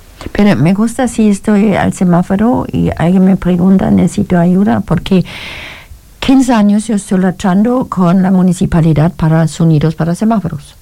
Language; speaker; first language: Spanish; non-native, learner; German